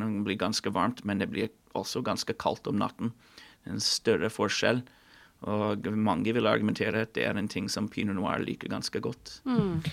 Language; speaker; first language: Norwegian; non-native, fluent; English